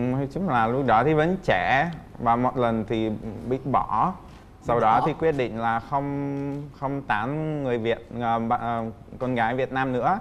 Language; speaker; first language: Vietnamese; non-native, fluent; Czech